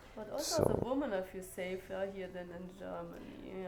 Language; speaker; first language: English; non-native, fluent; German